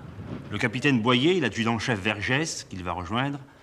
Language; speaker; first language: French; native; French